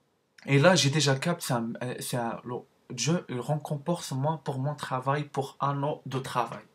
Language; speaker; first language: French; non-native, learner; Arabic